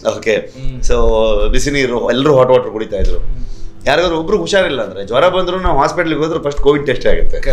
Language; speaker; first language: Kannada; native; Kannada